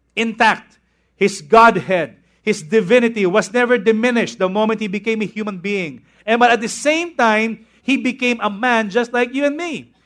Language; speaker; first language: English; non-native, local second language; Filipino